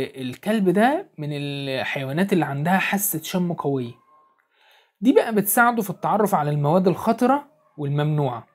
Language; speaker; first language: Arabic; native; Arabic